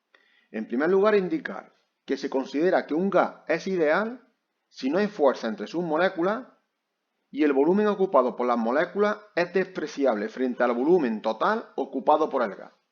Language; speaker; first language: Spanish; native; Spanish